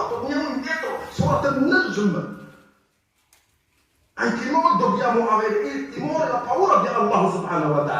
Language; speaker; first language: Italian; non-native, fluent; Arabic